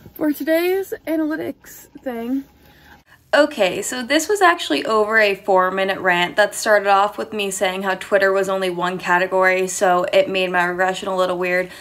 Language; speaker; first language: English; native; English